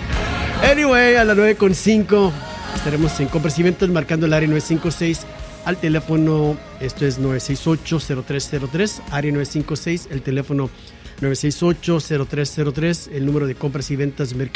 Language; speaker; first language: Spanish; native; Spanish